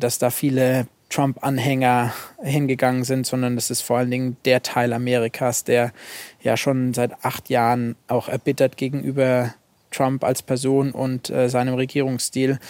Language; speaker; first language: German; native; German